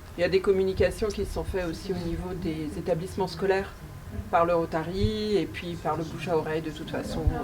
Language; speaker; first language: French; native; French